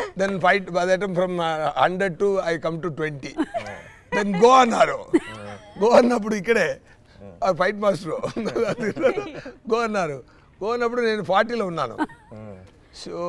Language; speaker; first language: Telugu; non-native, learner; Tamil